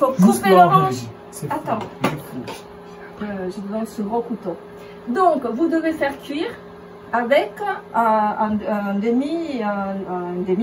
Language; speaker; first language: French; non-native, fluent; Italian